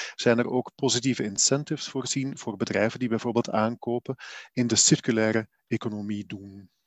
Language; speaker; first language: Dutch; native; Dutch